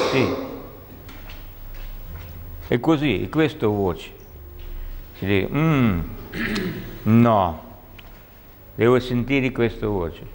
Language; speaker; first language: Italian; non-native, learner; Russian